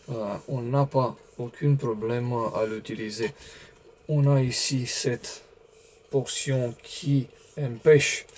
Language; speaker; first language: French; non-native, learner; Romanian